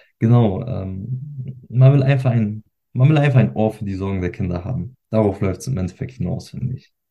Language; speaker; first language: German; early bilingual, other home language; Turkish